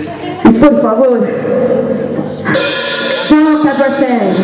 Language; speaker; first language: Spanish; non-native, learner; French